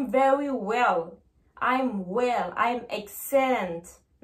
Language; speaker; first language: English; non-native, fluent; French